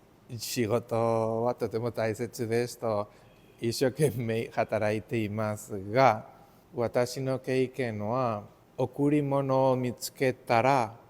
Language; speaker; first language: Japanese; non-native, learner; Spanish